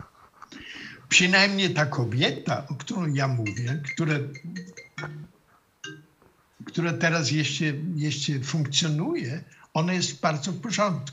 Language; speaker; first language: Polish; non-native, fluent; German